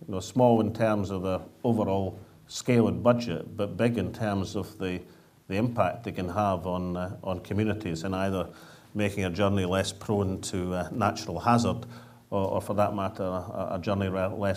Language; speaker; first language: English; native; English